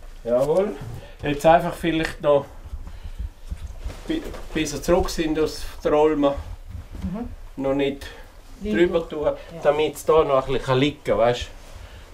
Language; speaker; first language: German; native; German